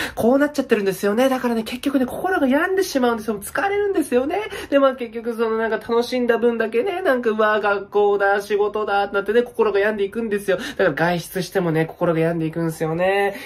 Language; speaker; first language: Japanese; native; Japanese